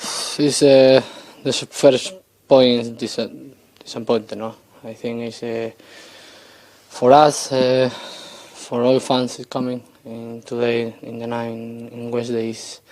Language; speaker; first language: English; non-native, learner; Spanish